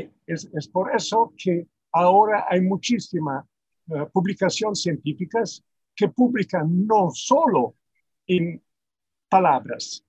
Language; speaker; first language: Spanish; non-native, fluent; Italian